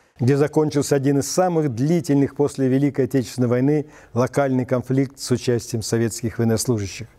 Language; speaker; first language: Russian; native; Russian